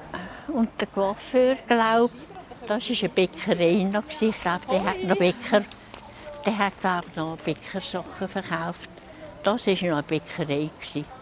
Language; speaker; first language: German; native; German